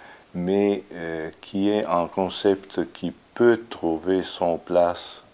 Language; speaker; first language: French; non-native, fluent; Italian